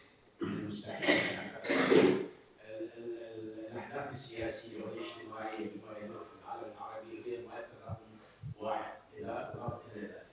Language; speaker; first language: Arabic; native; Arabic